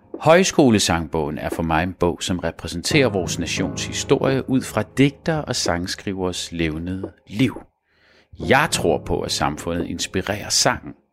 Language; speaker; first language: Danish; early bilingual, other home language; Arabic